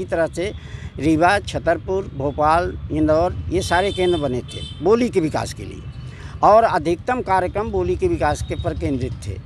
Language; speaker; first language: Hindi; native; Hindi